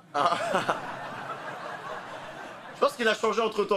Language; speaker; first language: French; native; French